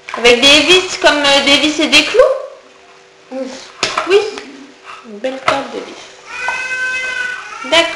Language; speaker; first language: French; native; French